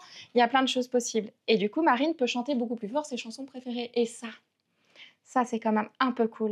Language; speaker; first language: French; native; French